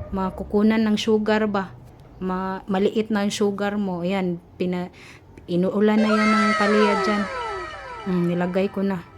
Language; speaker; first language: Filipino; non-native, local second language; Cebuano